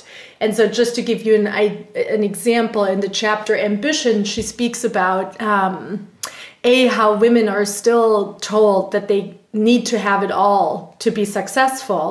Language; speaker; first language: English; non-native, fluent; German